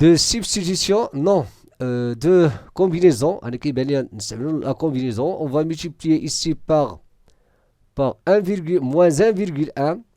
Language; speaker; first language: French; non-native, local second language; Arabic